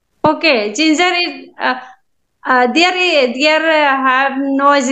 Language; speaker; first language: English; non-native, learner; Hindi